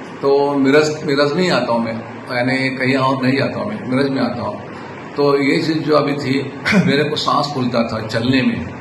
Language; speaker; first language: Urdu; non-native, local second language; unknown